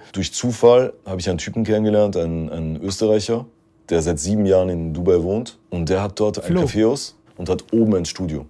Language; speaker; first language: German; native; German